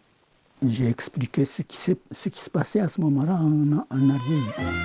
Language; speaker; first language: French; non-native, fluent; Japanese